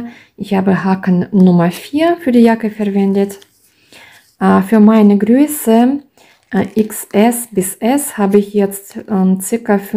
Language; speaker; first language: German; non-native, fluent; Russian